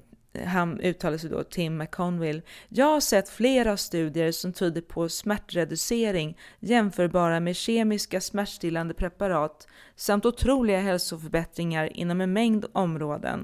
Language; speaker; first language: Swedish; native; Swedish